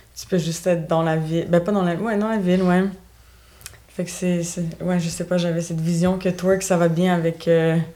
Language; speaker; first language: French; native; French